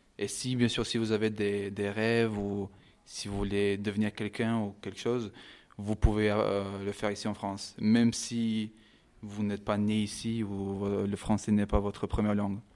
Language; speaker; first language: French; non-native, fluent; Albanian